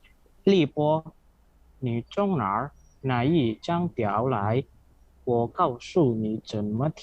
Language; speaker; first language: Chinese; non-native, learner; Indonesian